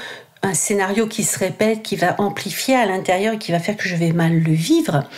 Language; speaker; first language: French; native; French